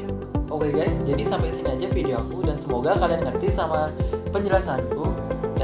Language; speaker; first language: Indonesian; native; Indonesian